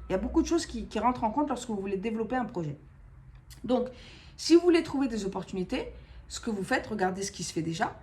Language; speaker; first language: French; native; French